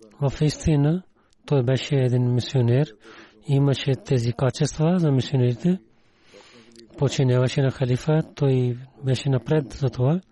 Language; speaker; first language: Bulgarian; non-native, learner; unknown